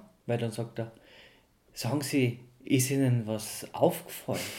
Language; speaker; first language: German; native; German